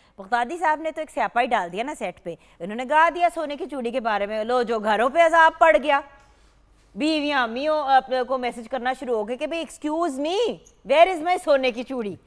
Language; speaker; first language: Urdu; non-native, local second language; Punjabi